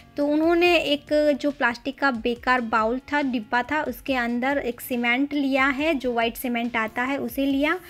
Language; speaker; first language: Hindi; non-native, local second language; Gujarati